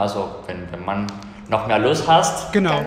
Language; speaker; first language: German; native; German